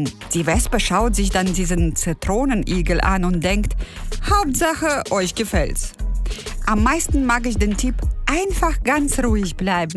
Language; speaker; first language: German; non-native, fluent; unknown